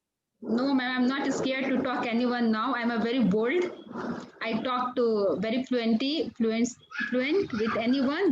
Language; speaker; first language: English; non-native, learner; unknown